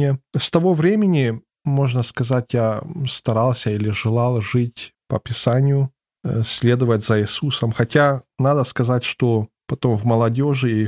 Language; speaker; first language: Russian; non-native, fluent; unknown